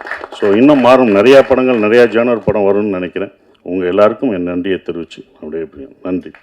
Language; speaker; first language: Tamil; native; Tamil